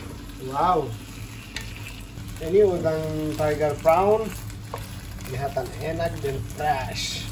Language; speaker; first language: Indonesian; non-native, learner; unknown